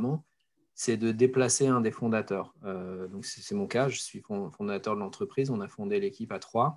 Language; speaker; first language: French; native; French